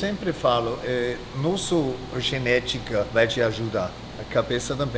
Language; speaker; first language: Portuguese; non-native, fluent; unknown